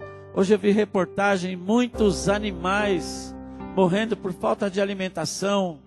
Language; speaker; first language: Portuguese; native; Portuguese